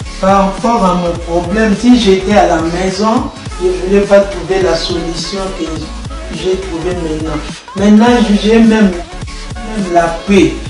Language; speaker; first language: French; non-native, local second language; Lingala